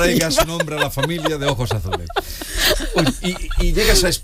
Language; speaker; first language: Spanish; native; Spanish